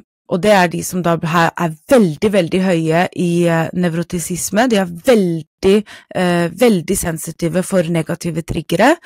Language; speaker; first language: Norwegian; non-native, fluent; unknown